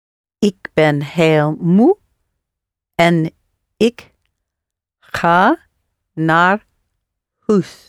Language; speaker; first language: Dutch; non-native, learner; English